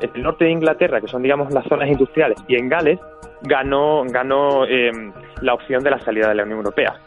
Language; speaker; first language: Spanish; native; Spanish